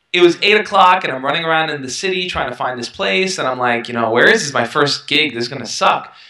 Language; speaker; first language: English; native; English